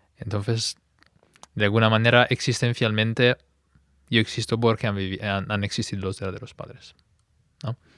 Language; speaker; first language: Spanish; non-native, fluent; Italian